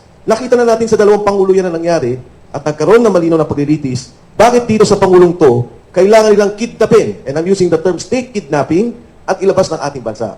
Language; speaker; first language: Filipino; native; Filipino